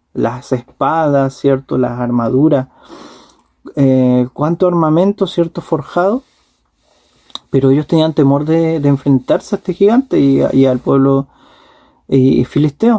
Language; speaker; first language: Spanish; native; Spanish